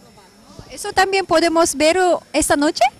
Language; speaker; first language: Spanish; non-native, fluent; Japanese